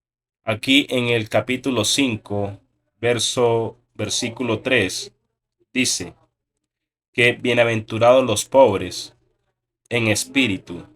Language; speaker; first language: Spanish; native; Spanish